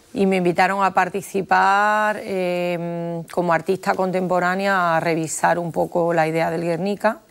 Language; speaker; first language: Spanish; native; Spanish